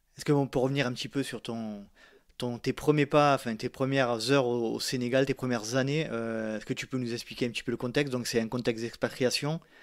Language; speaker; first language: French; native; French